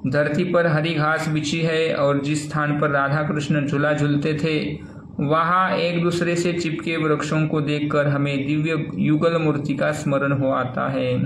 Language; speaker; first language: Hindi; non-native, local second language; Marathi